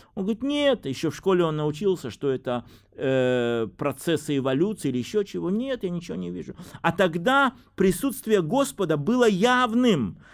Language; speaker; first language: Russian; native; Russian